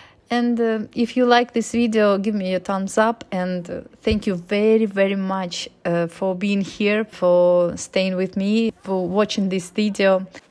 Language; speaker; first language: English; non-native, learner; Russian